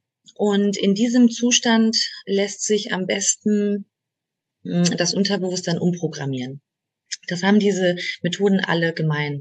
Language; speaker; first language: German; native; German